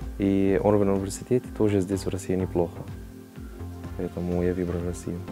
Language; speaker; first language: Russian; non-native, learner; Arabic